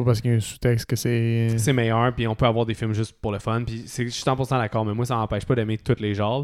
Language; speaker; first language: French; native; French